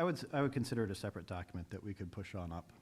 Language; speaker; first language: English; native; English